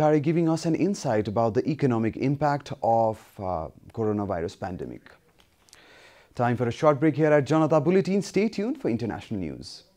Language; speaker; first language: English; non-native, fluent; Nepali